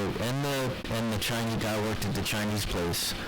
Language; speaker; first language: English; native; English